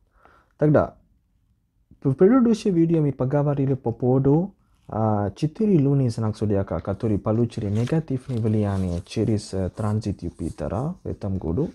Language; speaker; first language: Russian; non-native, learner; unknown